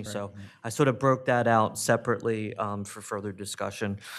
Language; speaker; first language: English; native; English